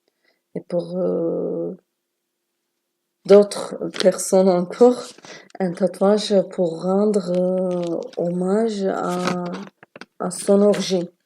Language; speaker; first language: French; non-native, learner; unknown